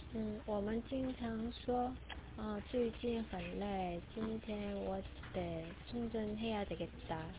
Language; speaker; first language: Chinese; non-native, learner; Korean